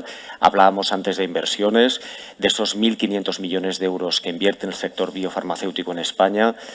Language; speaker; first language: Spanish; native; Spanish